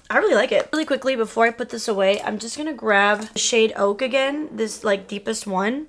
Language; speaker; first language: English; early bilingual, other home language; Spanish